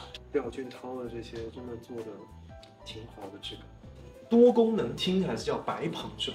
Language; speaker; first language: Chinese; native; Chinese